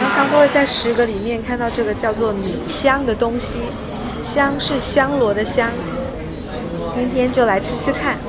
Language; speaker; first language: Chinese; native; Chinese